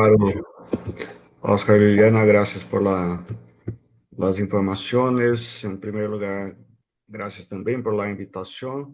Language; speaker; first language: Spanish; non-native, fluent; Portuguese